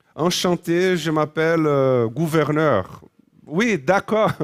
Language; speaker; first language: French; non-native, fluent; Portuguese